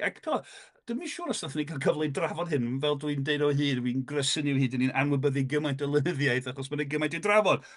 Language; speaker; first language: Welsh; non-native, fluent; English